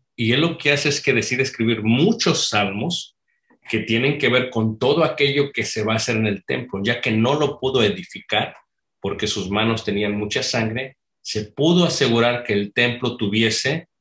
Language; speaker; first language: Spanish; native; Spanish